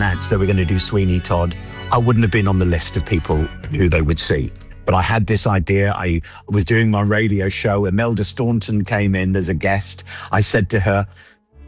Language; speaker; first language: English; native; English